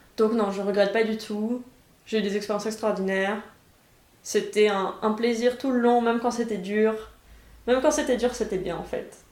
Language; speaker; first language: French; native; French